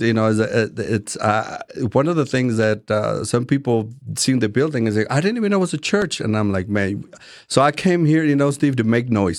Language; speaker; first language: English; non-native, fluent; Spanish